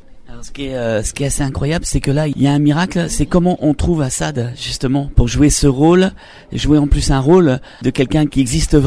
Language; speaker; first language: French; native; French